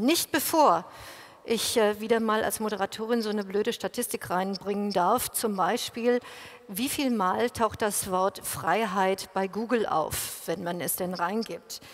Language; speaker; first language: German; native; German